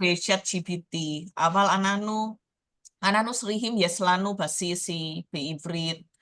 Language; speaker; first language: Hebrew; non-native, learner; Indonesian